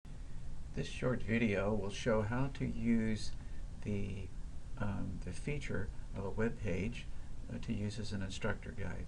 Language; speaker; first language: English; native; English